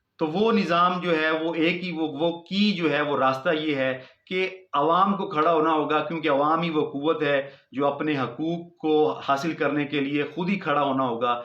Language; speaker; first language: Urdu; non-native, local second language; Punjabi